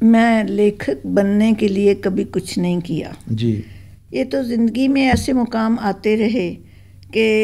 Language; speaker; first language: Hindi; non-native, local second language; Punjabi